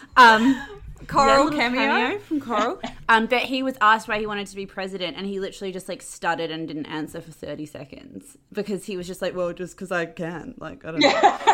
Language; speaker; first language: English; native; English